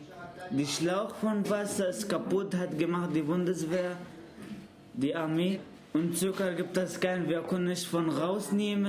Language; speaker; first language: German; non-native, learner; Arabic